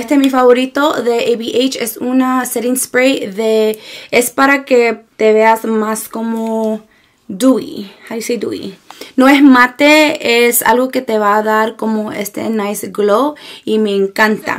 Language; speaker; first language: Spanish; early bilingual, heritage; Spanish